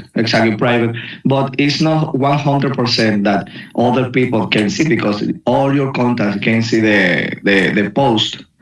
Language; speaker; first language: English; non-native, learner; Spanish